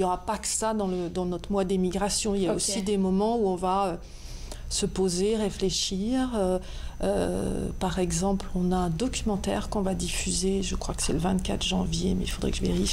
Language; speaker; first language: French; native; French